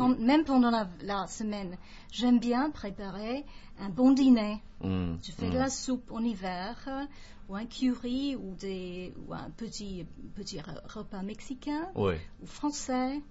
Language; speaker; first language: French; non-native, fluent; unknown